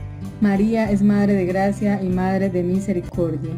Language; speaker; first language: Spanish; native; Spanish